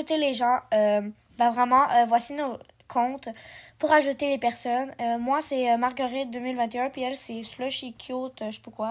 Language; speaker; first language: French; native; French